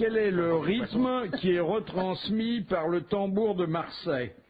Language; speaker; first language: French; native; French